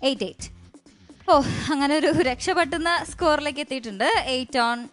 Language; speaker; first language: Malayalam; native; Malayalam